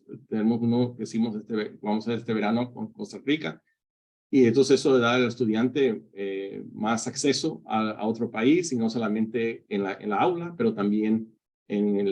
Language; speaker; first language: Spanish; early bilingual, heritage; Spanish